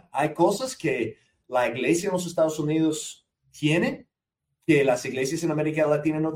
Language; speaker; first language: Spanish; non-native, fluent; English